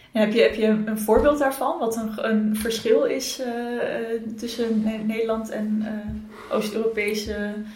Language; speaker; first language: Dutch; native; Dutch